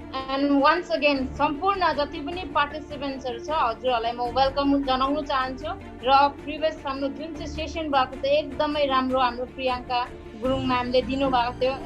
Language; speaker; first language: Nepali; non-native, local second language; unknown